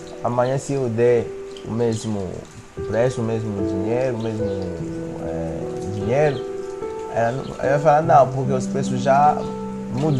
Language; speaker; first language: Portuguese; non-native, fluent; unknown